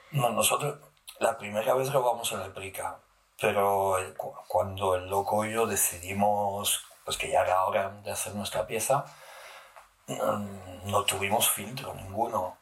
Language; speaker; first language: Spanish; native; Spanish